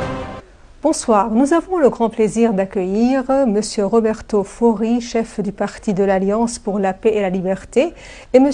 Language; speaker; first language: French; non-native, fluent; Arabic